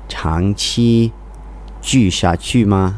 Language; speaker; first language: Chinese; non-native, learner; English